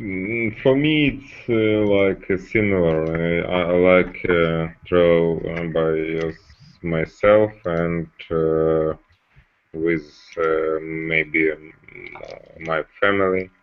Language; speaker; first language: English; non-native, learner; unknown